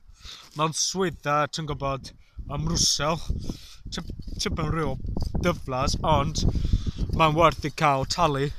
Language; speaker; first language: Welsh; non-native, learner; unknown